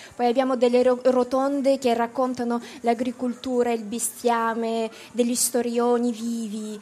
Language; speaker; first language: Italian; non-native, fluent; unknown